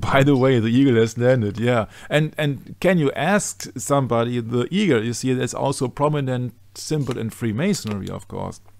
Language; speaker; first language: English; non-native, fluent; German